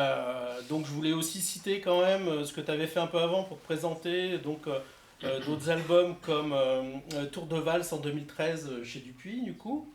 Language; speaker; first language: French; native; French